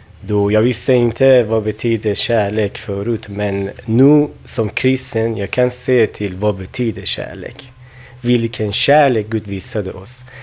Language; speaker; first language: Swedish; non-native, learner; Persian